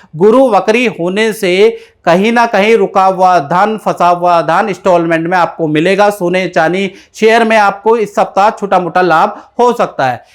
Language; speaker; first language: Hindi; native; Hindi